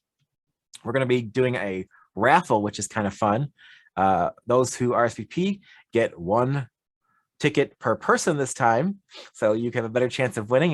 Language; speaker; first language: English; native; English